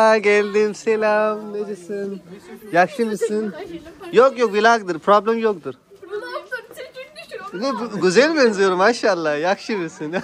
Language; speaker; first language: Turkish; non-native, learner; Hindi